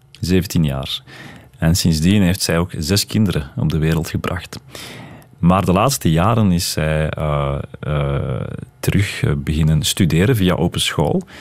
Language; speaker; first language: Dutch; early bilingual, other home language; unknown